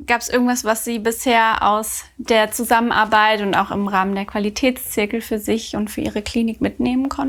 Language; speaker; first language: German; native; German